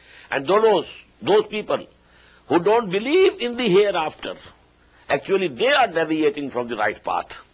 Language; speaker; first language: English; non-native, local second language; Urdu